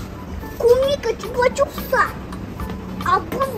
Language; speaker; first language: Russian; non-native, local second language; Kazakh